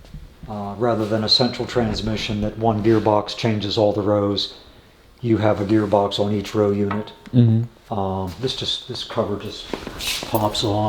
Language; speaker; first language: English; native; English